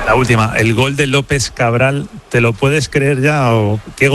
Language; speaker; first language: Spanish; native; Spanish